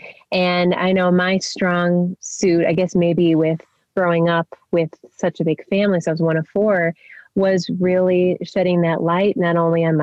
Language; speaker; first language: English; native; English